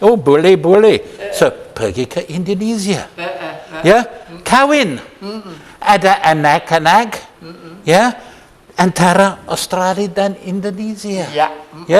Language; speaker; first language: Indonesian; non-native, learner; English